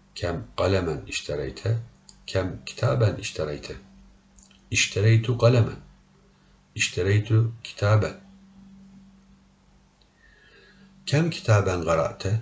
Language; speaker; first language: Arabic; non-native, learner; Turkish